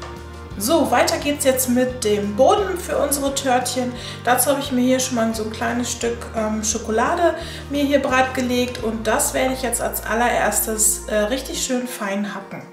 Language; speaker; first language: German; native; German